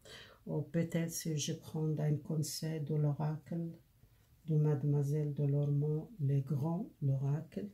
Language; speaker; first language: French; non-native, learner; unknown